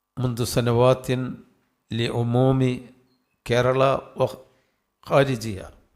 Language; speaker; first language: Arabic; non-native, fluent; Malayalam